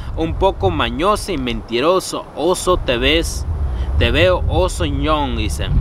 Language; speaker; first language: Spanish; non-native, fluent; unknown